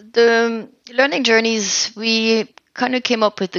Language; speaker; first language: English; non-native, fluent; French